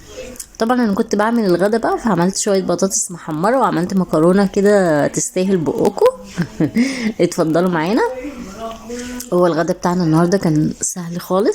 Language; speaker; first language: Arabic; native; Arabic